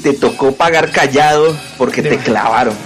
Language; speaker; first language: Spanish; native; Spanish